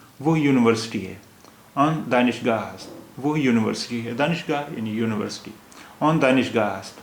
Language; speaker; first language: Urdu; native; Urdu